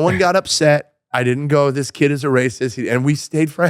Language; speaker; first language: English; native; English